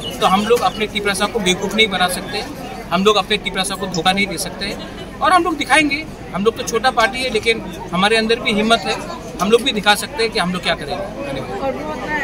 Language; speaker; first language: Hindi; non-native, local second language; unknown